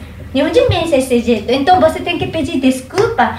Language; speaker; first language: Portuguese; non-native, learner; Japanese